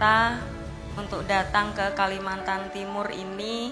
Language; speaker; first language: Indonesian; native; Indonesian